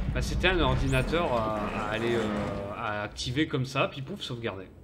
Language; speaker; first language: French; native; French